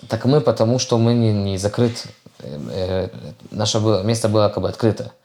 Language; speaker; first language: Russian; early bilingual, heritage; Russian